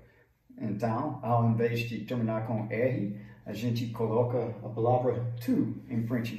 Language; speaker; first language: Portuguese; non-native, fluent; English